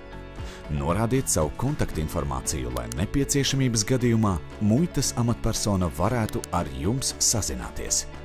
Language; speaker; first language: Latvian; native; Latvian